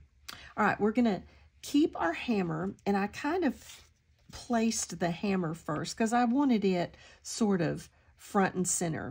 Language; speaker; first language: English; native; English